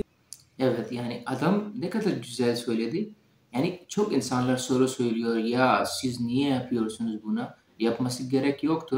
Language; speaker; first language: Turkish; non-native, fluent; Urdu